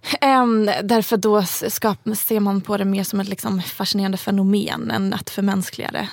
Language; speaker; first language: Swedish; native; Swedish